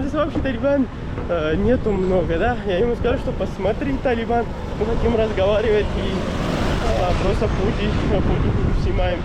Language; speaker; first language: Russian; non-native, learner; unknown